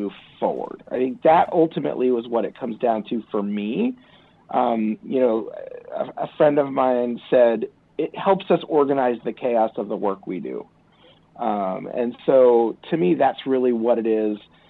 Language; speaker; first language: English; native; English